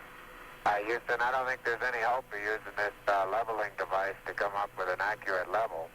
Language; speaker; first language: English; native; English